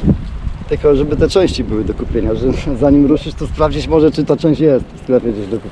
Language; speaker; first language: Polish; native; Polish